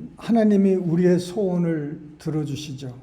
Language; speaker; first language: Korean; native; Korean